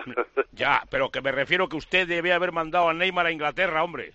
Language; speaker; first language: Spanish; native; Spanish